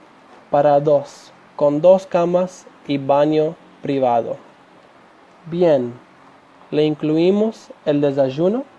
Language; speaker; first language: Spanish; non-native, fluent; English